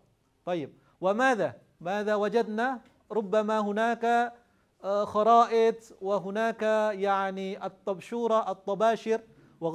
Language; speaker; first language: Arabic; non-native, fluent; Indonesian